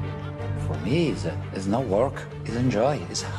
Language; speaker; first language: English; non-native, fluent; Italian